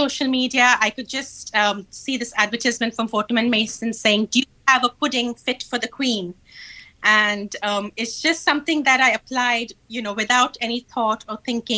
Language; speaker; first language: English; non-native, local second language; Hindi